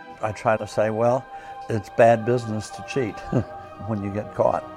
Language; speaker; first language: English; native; English